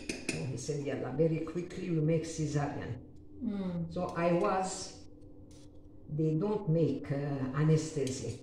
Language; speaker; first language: English; non-native, learner; Arabic